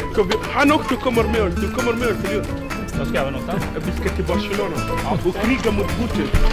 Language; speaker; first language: Swedish; non-native, fluent; Arabic